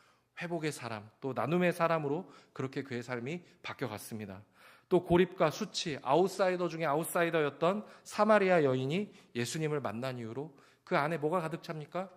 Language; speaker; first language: Korean; native; Korean